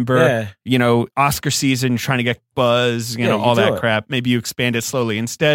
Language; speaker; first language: English; native; English